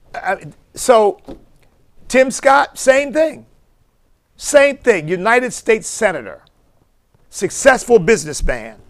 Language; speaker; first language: English; native; English